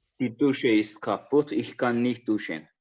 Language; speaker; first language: German; non-native, learner; Azerbaijani